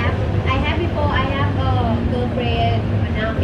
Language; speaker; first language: English; non-native, learner; Thai